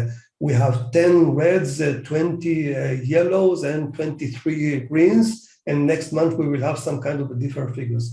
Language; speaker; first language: English; non-native, fluent; Hebrew